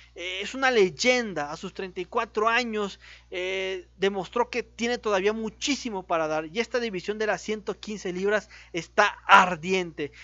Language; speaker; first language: Spanish; native; Spanish